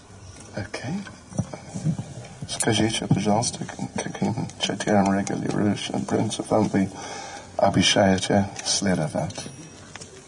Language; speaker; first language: Russian; non-native, learner; English